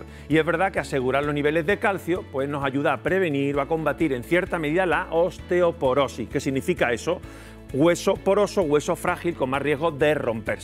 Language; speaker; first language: Spanish; native; Spanish